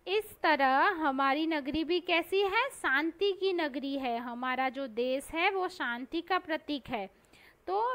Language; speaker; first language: Hindi; non-native, local second language; Gujarati